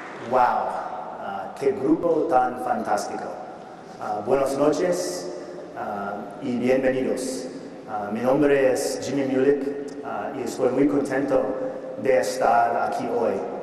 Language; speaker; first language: Spanish; non-native, learner; English